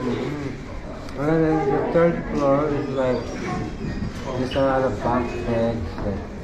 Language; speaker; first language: English; non-native, local second language; Filipino